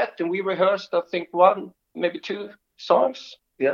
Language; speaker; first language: English; non-native, fluent; Swedish